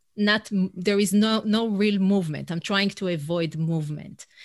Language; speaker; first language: English; non-native, fluent; Hebrew